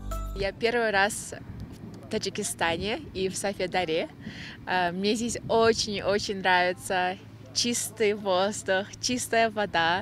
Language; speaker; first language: Russian; non-native, local second language; Uzbek